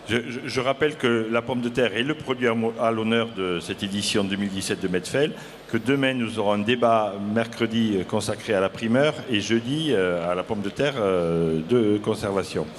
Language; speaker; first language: French; native; French